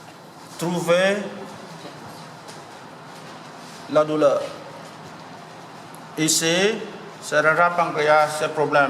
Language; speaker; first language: French; non-native, learner; Vietnamese